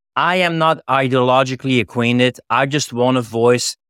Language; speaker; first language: English; non-native, fluent; Dutch